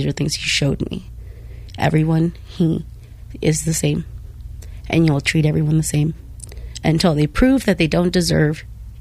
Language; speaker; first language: English; non-native, local second language; Spanish